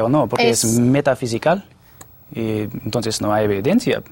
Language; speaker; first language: Spanish; non-native, fluent; English